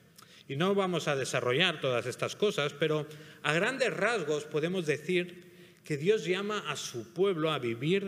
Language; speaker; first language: Spanish; native; Spanish